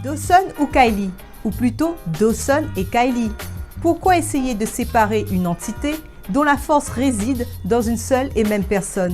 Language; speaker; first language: French; native; French